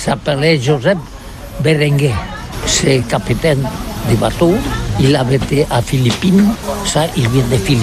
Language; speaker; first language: French; non-native, learner; Catalan